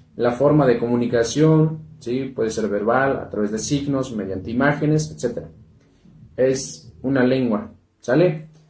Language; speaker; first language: Spanish; non-native, local second language; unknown